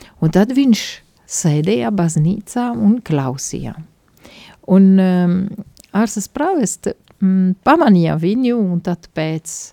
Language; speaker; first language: Latvian; non-native, fluent; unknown